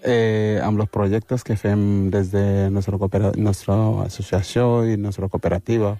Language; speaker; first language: Catalan; early bilingual, other home language; Wolof